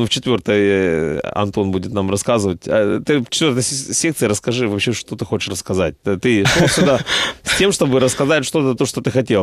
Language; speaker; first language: Russian; native; Russian